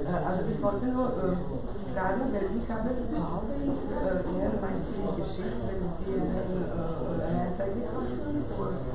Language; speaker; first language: German; non-native, fluent; Serbian